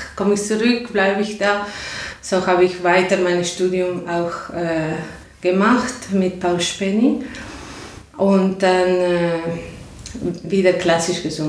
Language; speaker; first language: German; non-native, learner; Spanish